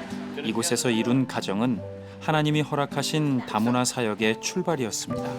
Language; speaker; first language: Korean; native; Korean